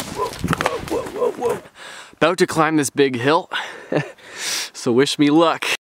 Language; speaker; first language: English; native; English